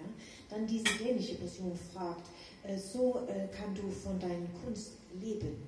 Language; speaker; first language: German; non-native, learner; Danish